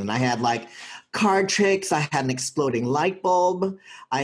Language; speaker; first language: English; native; English